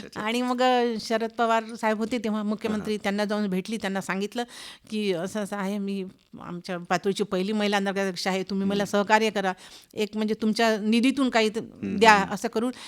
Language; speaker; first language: Marathi; non-native, local second language; Hindi